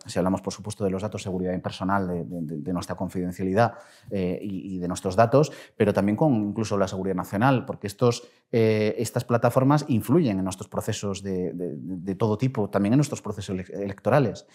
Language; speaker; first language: Spanish; native; Spanish